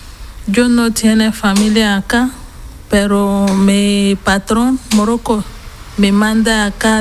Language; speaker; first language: Spanish; non-native, learner; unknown